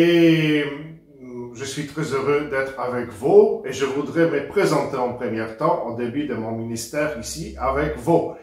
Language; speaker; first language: French; non-native, fluent; Polish